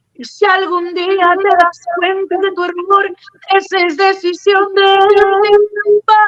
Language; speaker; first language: Spanish; early bilingual, heritage; Spanish